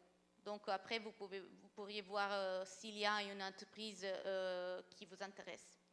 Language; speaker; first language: French; non-native, fluent; Italian